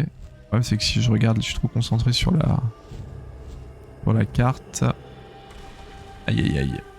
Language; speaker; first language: French; native; French